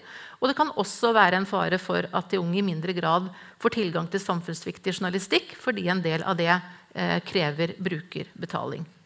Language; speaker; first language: Norwegian; native; Norwegian